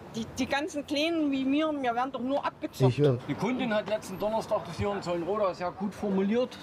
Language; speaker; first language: German; non-native, fluent; Arabic